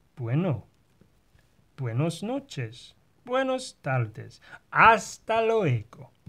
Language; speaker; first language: Spanish; non-native, learner; English